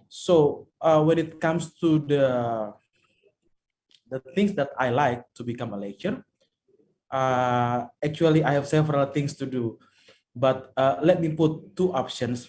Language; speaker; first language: English; non-native, fluent; Indonesian